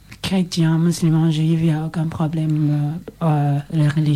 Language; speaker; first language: French; non-native, learner; Oromo